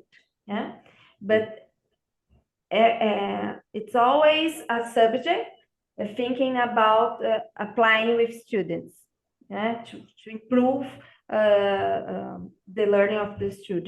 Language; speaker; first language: English; non-native, learner; Portuguese